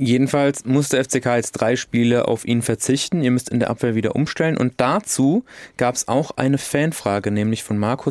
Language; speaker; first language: German; native; German